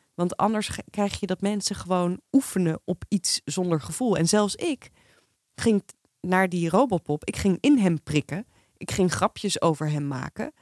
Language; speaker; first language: Dutch; native; Dutch